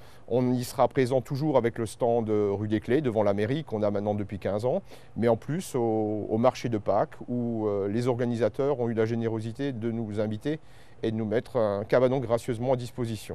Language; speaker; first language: French; native; French